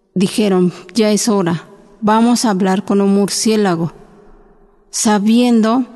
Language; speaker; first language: Spanish; non-native, local second language; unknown